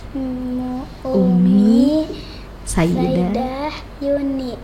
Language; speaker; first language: Arabic; non-native, learner; Indonesian